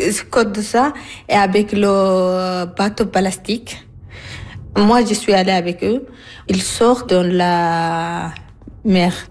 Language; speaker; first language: French; non-native, learner; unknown